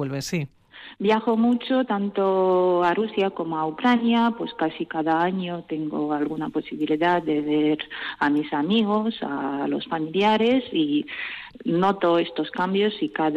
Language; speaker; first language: Spanish; non-native, fluent; Russian